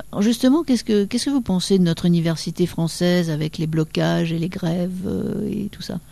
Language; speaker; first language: French; native; French